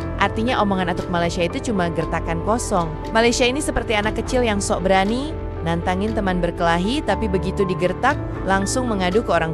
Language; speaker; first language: Indonesian; native; Indonesian